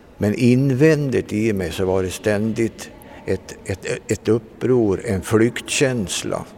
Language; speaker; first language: Swedish; native; Swedish